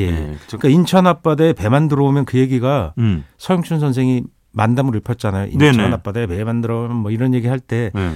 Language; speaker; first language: Korean; native; Korean